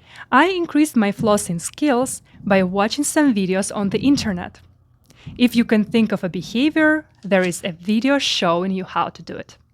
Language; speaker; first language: English; non-native, fluent; Ukrainian